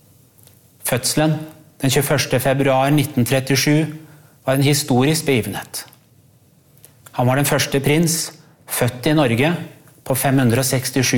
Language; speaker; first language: Norwegian; native; Norwegian